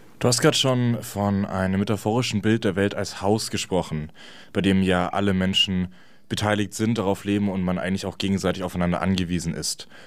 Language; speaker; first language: German; native; German